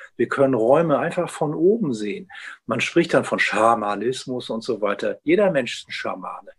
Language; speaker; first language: German; early bilingual, heritage; Greek